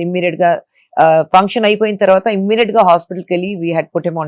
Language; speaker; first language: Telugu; non-native, fluent; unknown